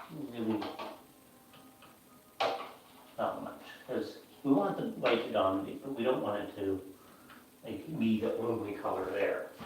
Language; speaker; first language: English; native; English